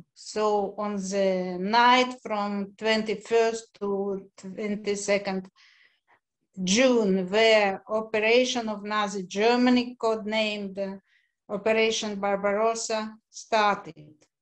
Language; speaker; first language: English; non-native, fluent; Russian